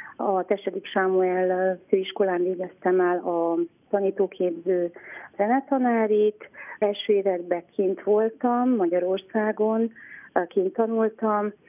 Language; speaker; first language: Hungarian; native; Hungarian